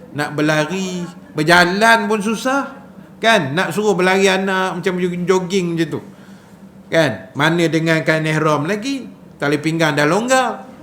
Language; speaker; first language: Malay; native; Malay